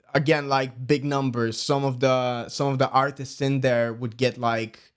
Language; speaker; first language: English; non-native, fluent; Bulgarian